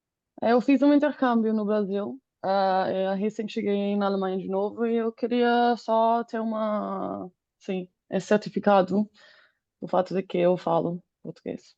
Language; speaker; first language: Portuguese; non-native, fluent; German